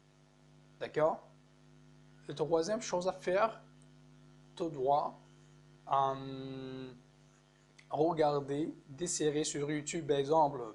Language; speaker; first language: French; non-native, fluent; Arabic